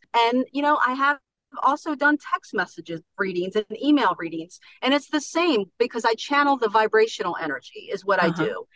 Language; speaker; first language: English; native; English